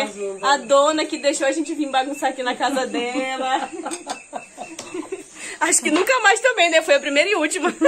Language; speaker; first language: Portuguese; native; Portuguese